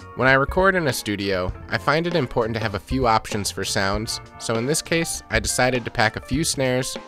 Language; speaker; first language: English; native; English